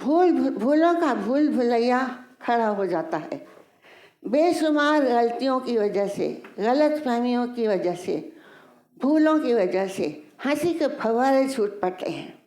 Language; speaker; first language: Hindi; native; Hindi